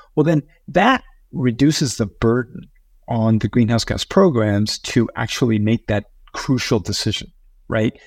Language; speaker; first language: English; early bilingual, other home language; Spanish